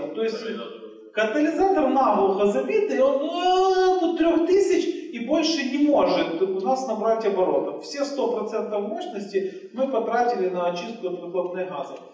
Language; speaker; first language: Russian; native; Russian